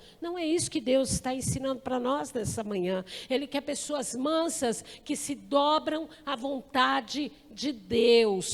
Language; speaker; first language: Portuguese; native; Portuguese